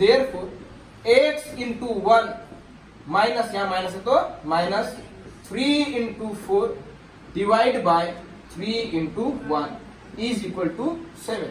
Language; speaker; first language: Hindi; non-native, local second language; Marathi